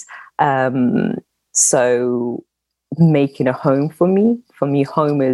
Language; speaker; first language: English; native; English